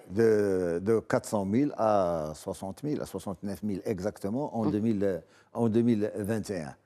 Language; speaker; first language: French; non-native, local second language; Arabic